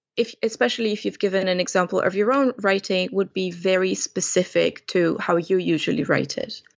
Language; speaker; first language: English; non-native, fluent; Romanian